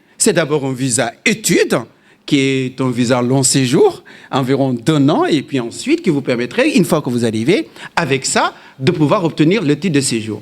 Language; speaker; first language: French; non-native, local second language; Wolof